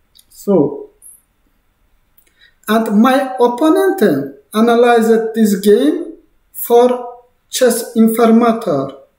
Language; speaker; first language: English; non-native, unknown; Azerbaijani